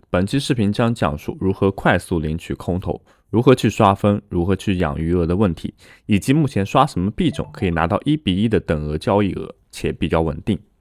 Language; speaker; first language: Chinese; native; Chinese